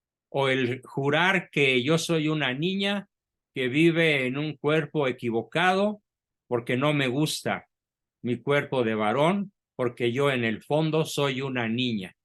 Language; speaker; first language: Spanish; native; Spanish